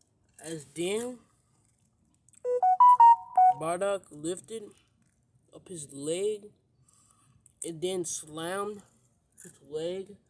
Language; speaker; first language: English; native; English